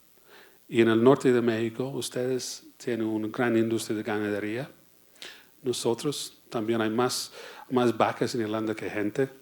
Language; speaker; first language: Spanish; non-native, fluent; English